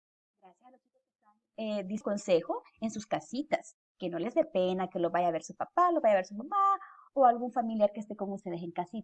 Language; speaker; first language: Spanish; native; Spanish